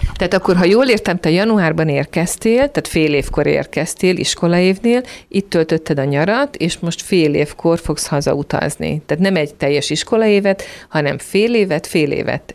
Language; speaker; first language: Hungarian; native; Hungarian